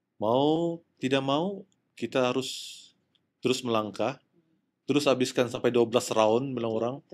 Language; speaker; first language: Malay; native; Malay